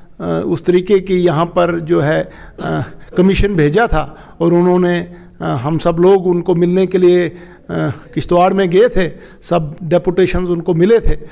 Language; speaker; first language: Hindi; non-native, local second language; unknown